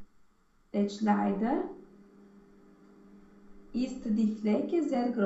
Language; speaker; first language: German; non-native, learner; Romanian